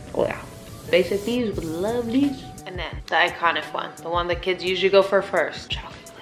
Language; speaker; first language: English; native; English